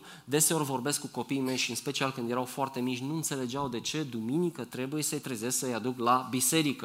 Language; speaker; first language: Romanian; native; Romanian